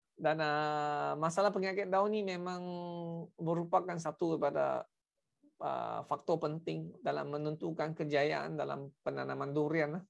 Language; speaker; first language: Malay; non-native, local second language; Chinese